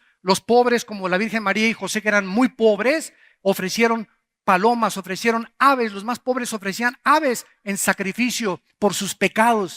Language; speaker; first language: Spanish; native; Spanish